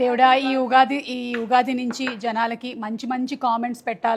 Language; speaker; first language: Telugu; native; Telugu